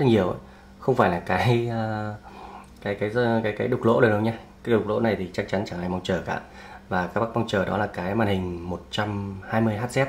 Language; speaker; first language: Vietnamese; native; Vietnamese